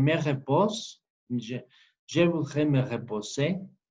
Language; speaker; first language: French; non-native, fluent; Spanish